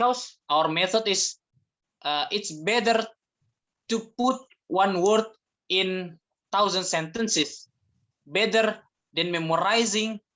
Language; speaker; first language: English; non-native, fluent; Indonesian